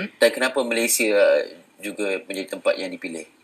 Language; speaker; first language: Malay; native; Malay